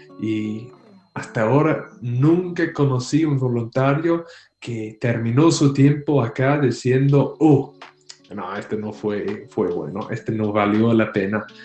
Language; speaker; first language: Spanish; non-native, fluent; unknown